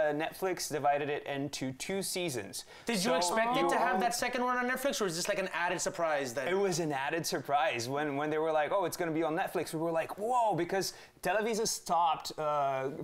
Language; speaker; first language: English; early bilingual, other home language; Portuguese